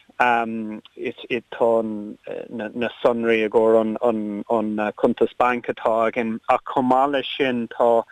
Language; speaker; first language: Irish; non-native, local second language; English